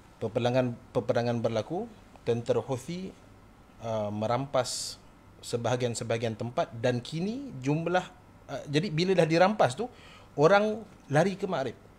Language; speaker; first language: Malay; native; Malay